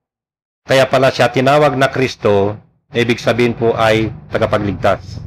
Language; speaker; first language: Filipino; non-native, local second language; Iloko